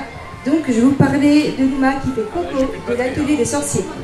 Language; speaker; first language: French; native; French